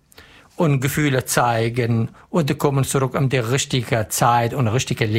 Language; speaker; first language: German; non-native, learner; Arabic